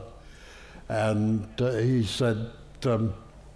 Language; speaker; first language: English; native; English